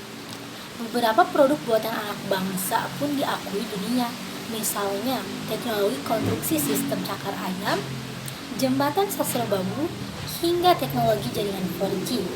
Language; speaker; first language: Indonesian; native; Indonesian